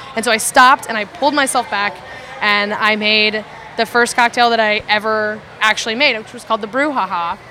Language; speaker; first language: English; native; English